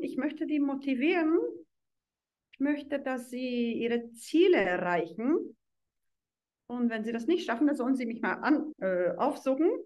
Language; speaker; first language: German; non-native, fluent; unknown